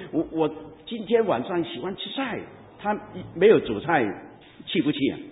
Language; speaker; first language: Chinese; non-native, local second language; Cantonese